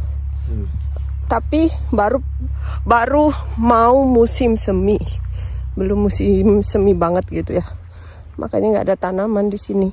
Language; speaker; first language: Indonesian; native; Indonesian